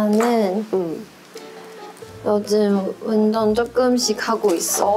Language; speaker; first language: Korean; non-native, fluent; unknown